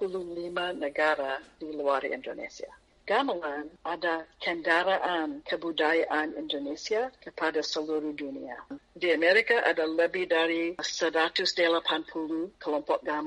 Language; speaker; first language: Indonesian; non-native, fluent; English